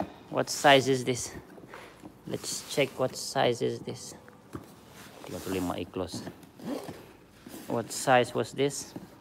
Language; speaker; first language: English; non-native, local second language; Filipino